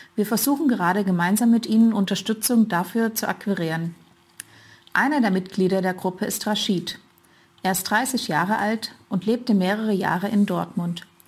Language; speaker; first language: German; native; German